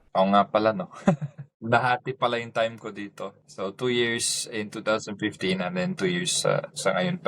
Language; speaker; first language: Filipino; non-native, fluent; English